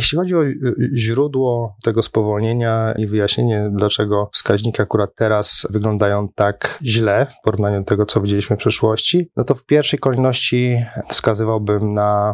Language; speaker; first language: Polish; native; Polish